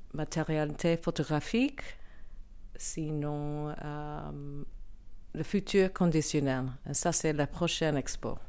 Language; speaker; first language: French; non-native, learner; English